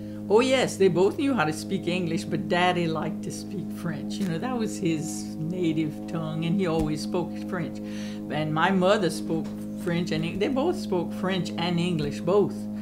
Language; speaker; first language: English; early bilingual, other home language; French